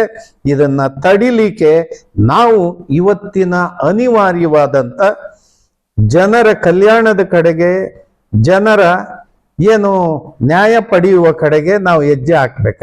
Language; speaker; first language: Kannada; native; Kannada